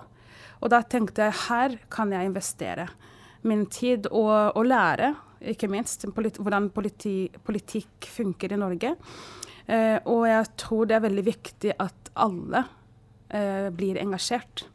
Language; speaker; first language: Swedish; non-native, fluent; Kinyarwanda